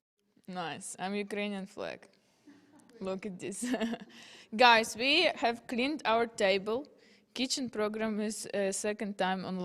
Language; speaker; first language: English; non-native, fluent; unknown